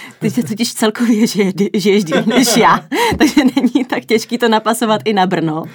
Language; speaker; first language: Czech; native; Czech